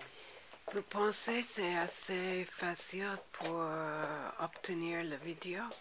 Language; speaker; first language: French; non-native, learner; English